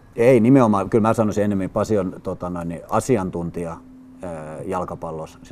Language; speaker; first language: Finnish; early bilingual, other home language; Swedish